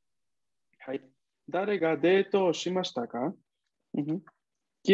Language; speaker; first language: Japanese; non-native, fluent; Spanish